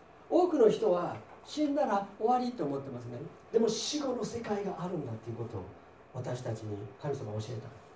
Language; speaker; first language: Japanese; native; Japanese